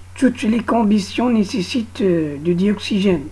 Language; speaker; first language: French; non-native, local second language; Arabic